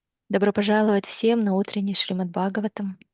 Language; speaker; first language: Russian; non-native, fluent; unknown